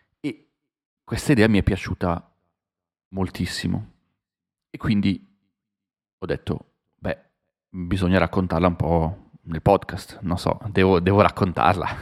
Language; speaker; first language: Italian; native; Italian